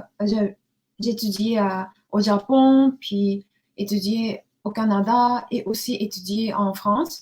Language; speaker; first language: French; non-native, learner; Japanese